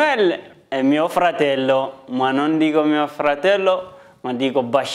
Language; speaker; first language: Italian; non-native, learner; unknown